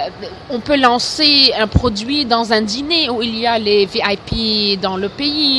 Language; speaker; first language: French; non-native, local second language; Arabic